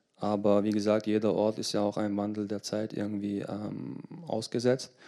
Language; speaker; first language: German; early bilingual, other home language; Turkish